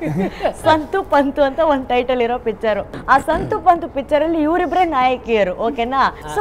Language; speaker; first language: Kannada; native; Kannada